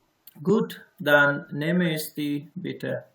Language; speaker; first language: German; non-native, learner; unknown